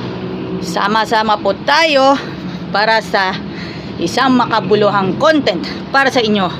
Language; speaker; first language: Filipino; native; Filipino